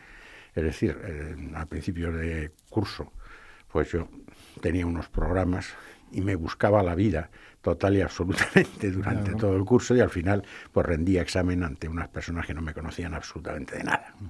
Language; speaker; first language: Spanish; native; Spanish